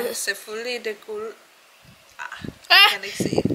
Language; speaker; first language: Danish; non-native, learner; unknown